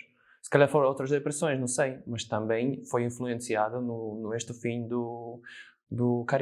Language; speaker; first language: Portuguese; non-native, fluent; Slovak